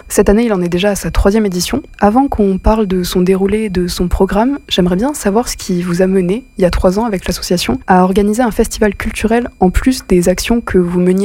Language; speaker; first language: French; native; French